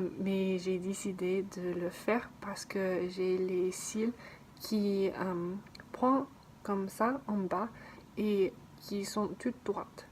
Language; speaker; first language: French; non-native, learner; English